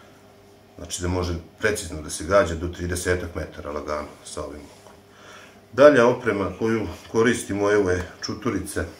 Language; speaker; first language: Serbian; native; Serbian